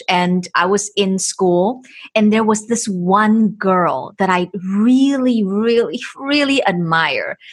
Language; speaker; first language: English; non-native, fluent; Chinese